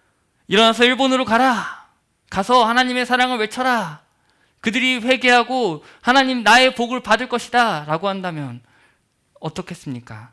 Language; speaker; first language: Korean; native; Korean